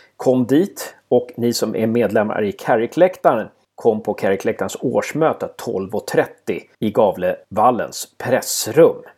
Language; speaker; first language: Swedish; native; Swedish